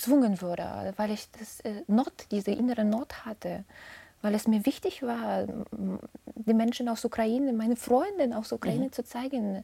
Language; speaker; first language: German; non-native, fluent; Russian